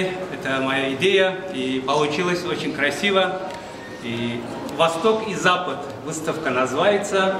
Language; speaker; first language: Russian; non-native, learner; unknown